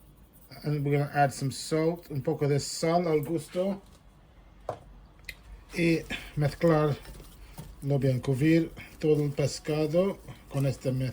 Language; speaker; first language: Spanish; non-native, fluent; Bangla